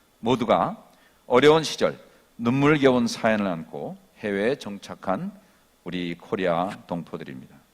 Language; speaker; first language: Korean; native; Korean